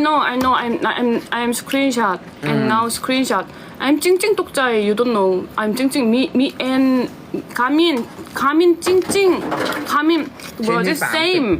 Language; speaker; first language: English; non-native, learner; Korean